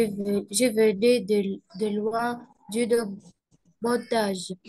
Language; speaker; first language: French; non-native, learner; Arabic